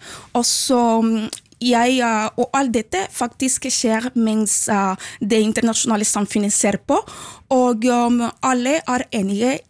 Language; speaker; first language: Norwegian; non-native, fluent; Spanish